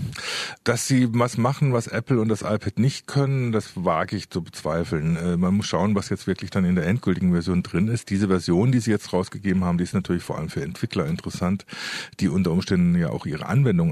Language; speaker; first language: German; native; German